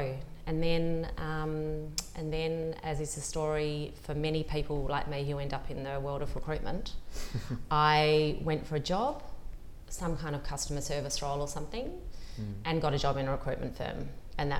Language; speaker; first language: English; native; English